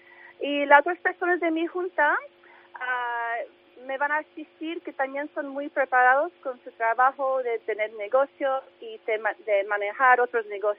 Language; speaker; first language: Spanish; early bilingual, heritage; English